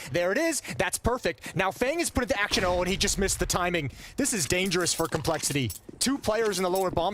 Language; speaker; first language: English; native; English